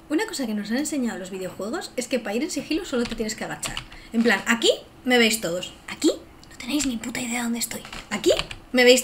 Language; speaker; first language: Spanish; native; Spanish